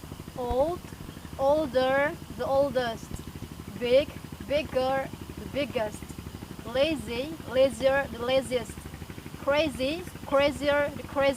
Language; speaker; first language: English; non-native, fluent; Indonesian